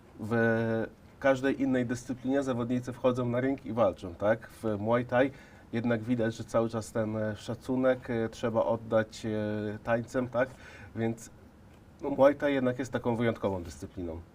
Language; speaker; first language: Polish; native; Polish